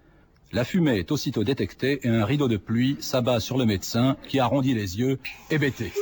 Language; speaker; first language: French; native; French